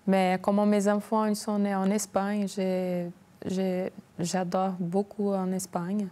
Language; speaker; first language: French; non-native, learner; Portuguese